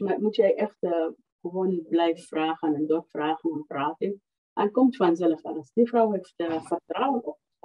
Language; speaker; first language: Dutch; non-native, fluent; Arabic